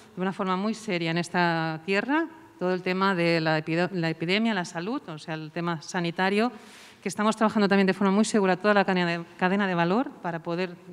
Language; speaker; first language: Spanish; non-native, local second language; Catalan